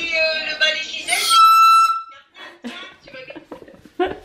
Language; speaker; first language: French; native; French